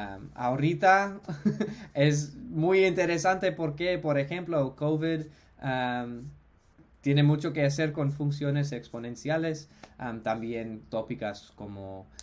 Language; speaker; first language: Spanish; non-native, fluent; English